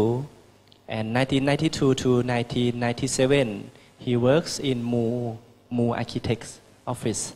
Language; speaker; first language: English; non-native, learner; Thai